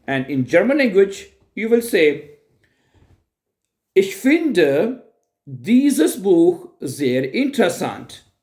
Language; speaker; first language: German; non-native, fluent; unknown